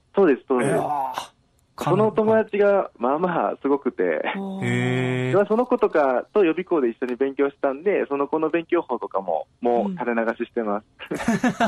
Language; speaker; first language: Japanese; native; Japanese